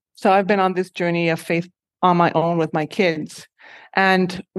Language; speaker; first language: English; non-native, fluent; Spanish